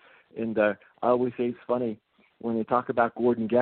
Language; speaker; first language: English; early bilingual, other home language; Japanese